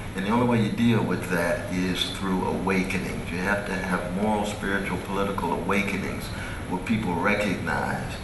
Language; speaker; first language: English; native; English